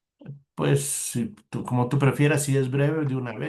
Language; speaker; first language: Spanish; native; Spanish